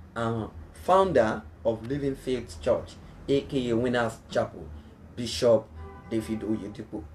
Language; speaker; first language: English; non-native, local second language; Yoruba